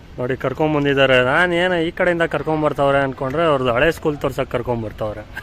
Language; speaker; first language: Kannada; native; Kannada